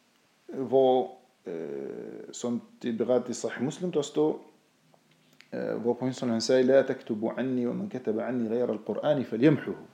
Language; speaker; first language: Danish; non-native, fluent; Arabic